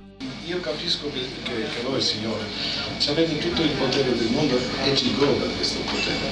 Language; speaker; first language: Italian; non-native, fluent; Albanian